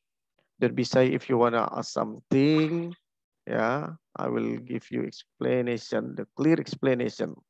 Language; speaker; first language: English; non-native, learner; Indonesian